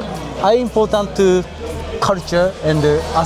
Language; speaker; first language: English; non-native, learner; Japanese